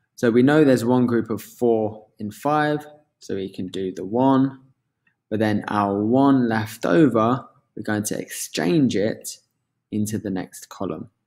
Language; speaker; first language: English; native; English